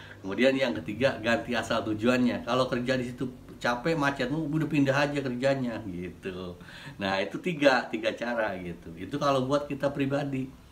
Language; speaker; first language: Indonesian; native; Indonesian